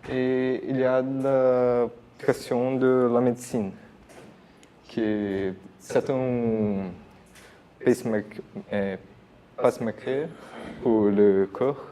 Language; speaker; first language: French; non-native, learner; Portuguese